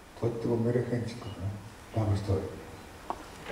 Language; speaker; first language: Japanese; native; Japanese